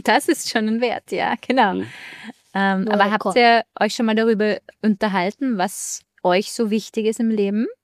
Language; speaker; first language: German; native; German